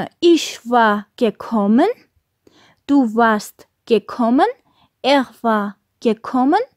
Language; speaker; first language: German; non-native, fluent; Armenian